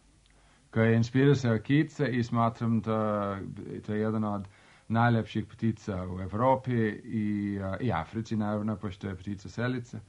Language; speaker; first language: Serbian; non-native, fluent; English